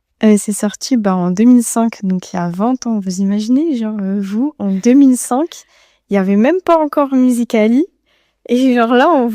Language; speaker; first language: French; native; French